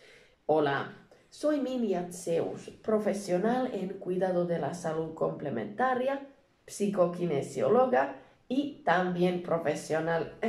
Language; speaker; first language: Spanish; non-native, learner; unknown